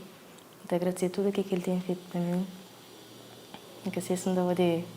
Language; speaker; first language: Portuguese; non-native, local second language; Kabuverdianu